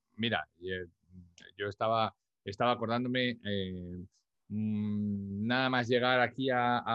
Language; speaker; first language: Spanish; native; Spanish